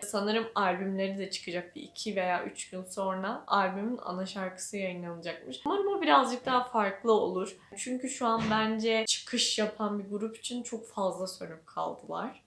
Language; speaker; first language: Turkish; native; Turkish